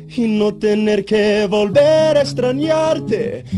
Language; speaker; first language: Spanish; non-native, learner; Icelandic